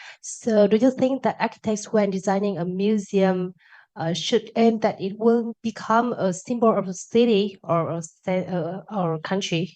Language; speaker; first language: English; non-native, learner; Vietnamese